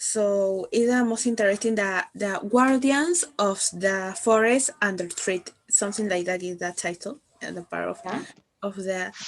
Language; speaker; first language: English; non-native, learner; Spanish